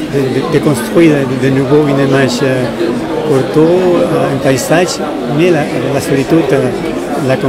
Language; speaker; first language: French; non-native, fluent; Spanish